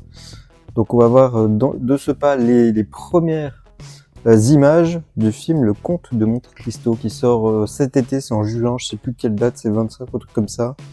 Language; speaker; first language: French; native; French